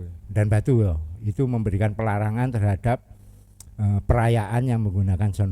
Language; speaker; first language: Indonesian; non-native, local second language; Javanese